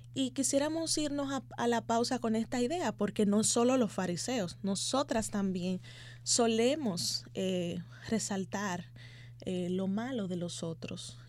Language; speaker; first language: Spanish; native; Spanish